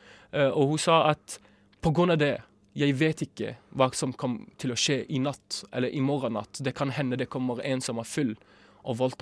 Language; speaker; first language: Norwegian; early bilingual, other home language; Arabic